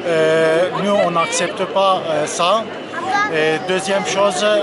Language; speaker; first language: French; non-native, learner; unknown